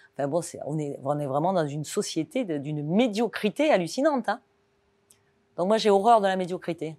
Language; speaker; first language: French; native; French